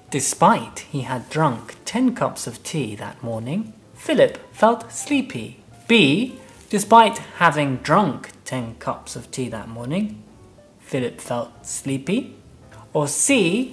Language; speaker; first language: English; native; English